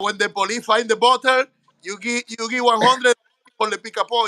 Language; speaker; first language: English; non-native, learner; Spanish